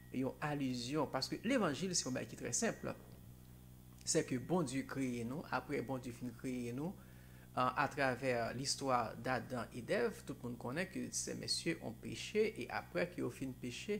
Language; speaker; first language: French; non-native, local second language; Haitian Creole